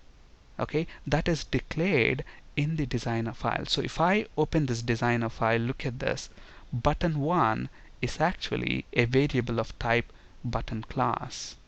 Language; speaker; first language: English; non-native, local second language; Telugu